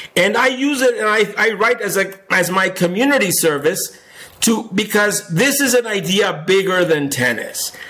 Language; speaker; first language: English; non-native, fluent; Spanish